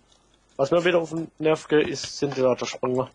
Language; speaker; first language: German; native; German